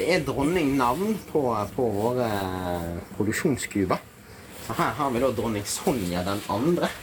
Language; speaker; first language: Norwegian; native; Norwegian